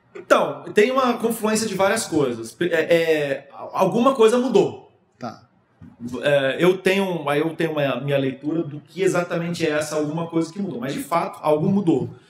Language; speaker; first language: Portuguese; non-native, fluent; German